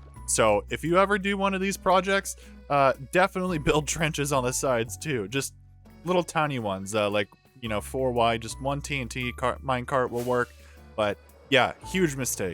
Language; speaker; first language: English; native; English